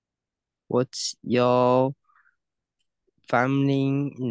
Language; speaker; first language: English; non-native, learner; Chinese